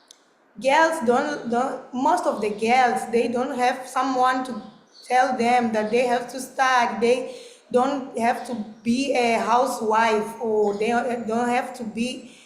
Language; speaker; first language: English; non-native, learner; Portuguese